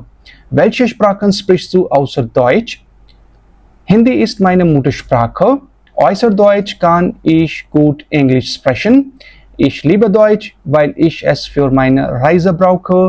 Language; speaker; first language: German; non-native, fluent; Hindi